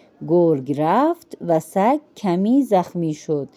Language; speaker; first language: Persian; non-native, fluent; Urdu